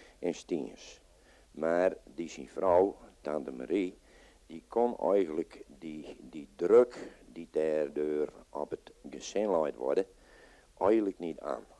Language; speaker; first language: Dutch; non-native, local second language; Western Frisian